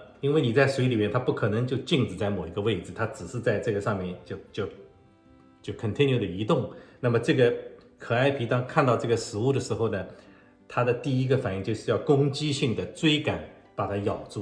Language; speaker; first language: Chinese; native; Chinese